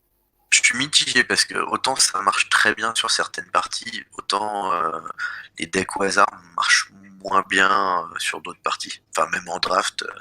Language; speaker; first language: French; native; French